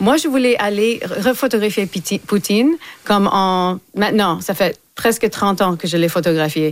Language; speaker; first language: French; non-native, local second language; English